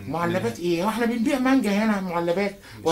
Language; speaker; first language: Arabic; native; Arabic